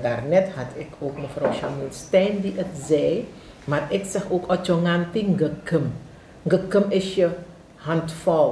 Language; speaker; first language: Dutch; non-native, local second language; Javanese